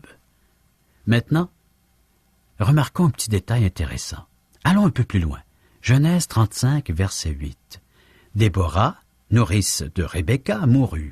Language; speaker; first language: French; native; French